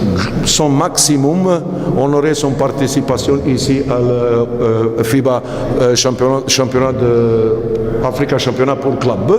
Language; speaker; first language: French; non-native, learner; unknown